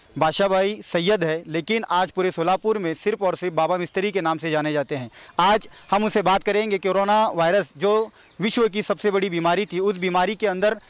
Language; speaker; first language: Hindi; non-native, local second language; Marathi